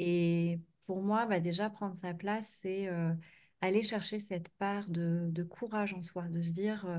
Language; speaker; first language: French; native; French